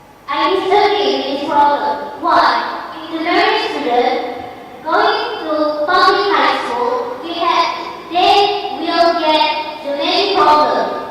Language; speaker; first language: English; non-native, learner; Indonesian